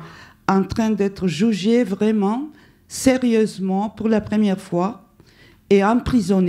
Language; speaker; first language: French; non-native, fluent; Spanish